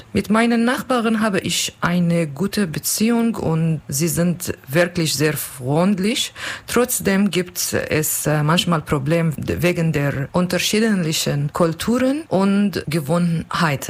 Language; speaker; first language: German; non-native, learner; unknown